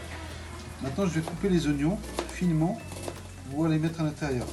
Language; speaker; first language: French; native; French